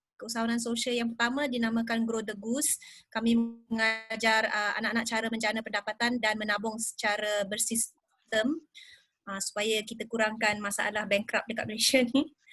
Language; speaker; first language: Malay; native; Malay